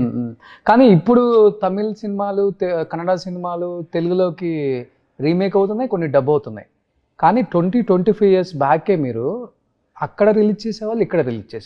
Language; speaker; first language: Telugu; native; Telugu